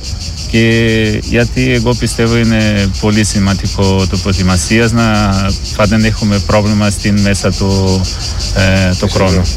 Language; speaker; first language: Greek; non-native, learner; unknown